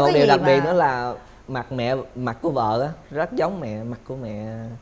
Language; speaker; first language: Vietnamese; native; Vietnamese